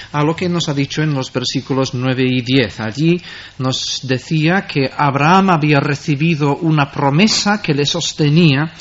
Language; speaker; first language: Spanish; non-native, fluent; English